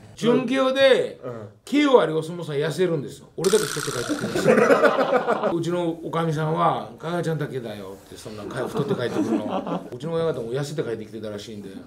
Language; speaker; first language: Japanese; non-native, fluent; Georgian